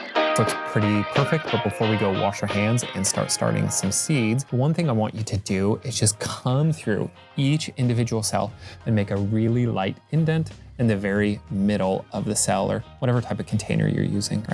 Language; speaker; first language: English; native; English